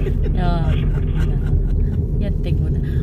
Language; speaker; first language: Swedish; non-native, learner; Filipino